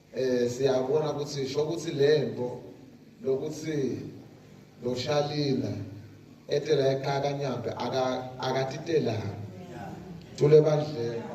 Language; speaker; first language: Zulu; non-native, local second language; Swati